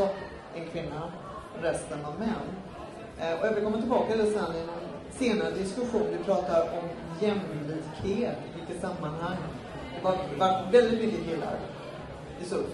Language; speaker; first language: Swedish; native; Swedish